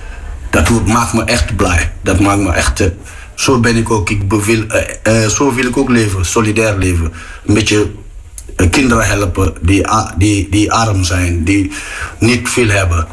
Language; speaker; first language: Dutch; non-native, fluent; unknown